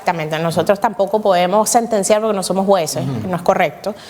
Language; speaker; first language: Spanish; native; Spanish